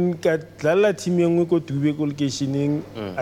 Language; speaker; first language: English; non-native, local second language; Southern Sotho